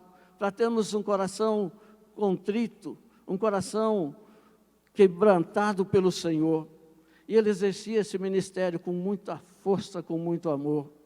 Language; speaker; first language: Portuguese; native; Portuguese